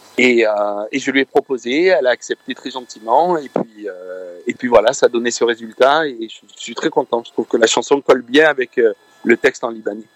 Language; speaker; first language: French; native; French